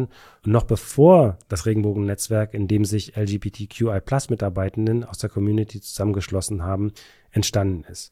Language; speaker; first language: German; native; German